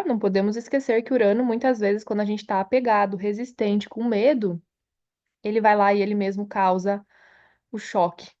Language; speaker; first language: Portuguese; native; Portuguese